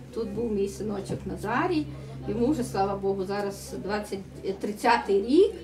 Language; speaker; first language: Ukrainian; native; Ukrainian